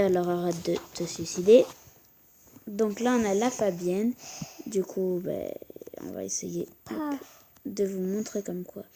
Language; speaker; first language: French; native; French